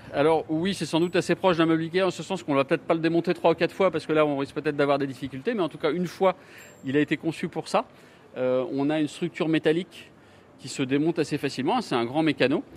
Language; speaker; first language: French; native; French